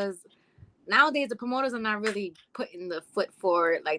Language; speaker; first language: English; native; English